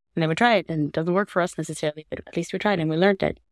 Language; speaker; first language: English; non-native, fluent; Norwegian